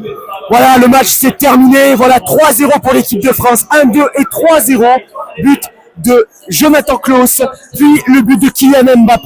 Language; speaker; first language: French; native; French